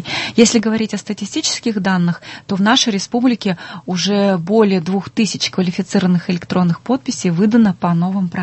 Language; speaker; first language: Russian; native; Russian